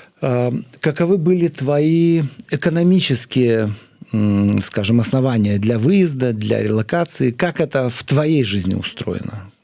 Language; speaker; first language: Russian; native; Russian